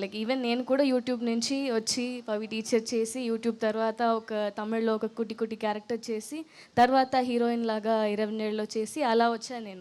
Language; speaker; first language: Telugu; non-native, learner; Tamil